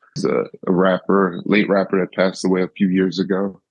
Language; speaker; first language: English; native; English